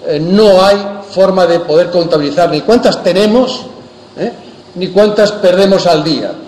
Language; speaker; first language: Spanish; native; Spanish